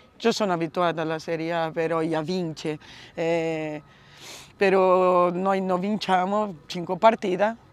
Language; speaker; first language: Italian; non-native, learner; Portuguese